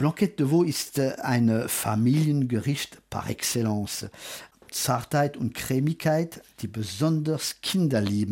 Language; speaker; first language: German; non-native, fluent; French